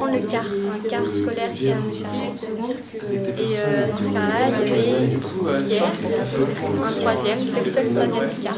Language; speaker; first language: French; native; French